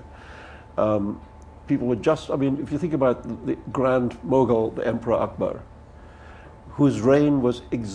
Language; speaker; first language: English; non-native, local second language; Urdu